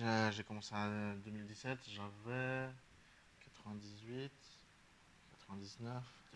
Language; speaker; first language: French; native; French